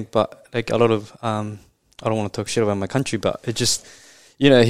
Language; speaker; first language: English; non-native, fluent; Japanese